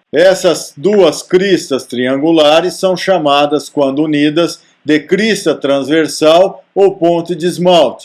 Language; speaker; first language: Portuguese; native; Portuguese